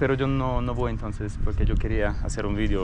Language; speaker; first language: Spanish; non-native, fluent; Russian